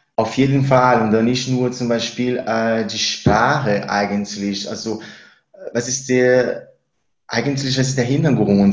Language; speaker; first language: German; non-native, fluent; Spanish